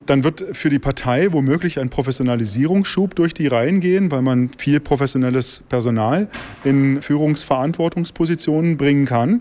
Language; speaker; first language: German; native; German